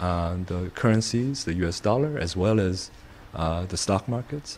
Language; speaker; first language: English; non-native, fluent; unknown